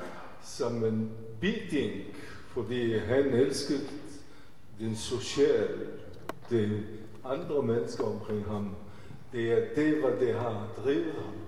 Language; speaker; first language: Danish; non-native, fluent; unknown